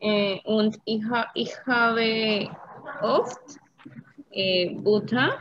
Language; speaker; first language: German; non-native, learner; Spanish